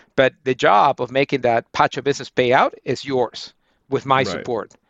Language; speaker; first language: English; non-native, fluent; Spanish